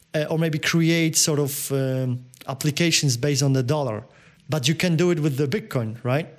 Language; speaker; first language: English; non-native, fluent; Polish